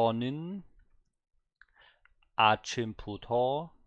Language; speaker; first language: Korean; non-native, learner; German